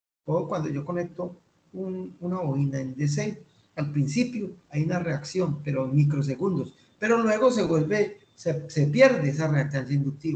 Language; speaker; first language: Spanish; native; Spanish